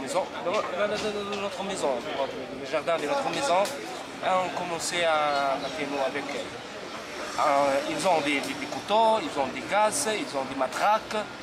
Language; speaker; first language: French; non-native, learner; Arabic